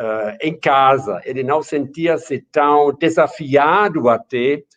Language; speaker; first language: Portuguese; non-native, fluent; German